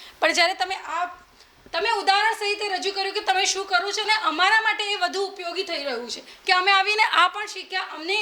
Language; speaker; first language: Gujarati; native; Gujarati